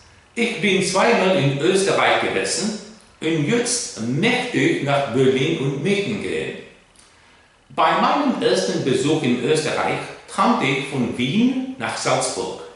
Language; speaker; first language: German; non-native, learner; Greek